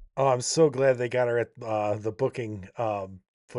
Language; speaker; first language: English; native; English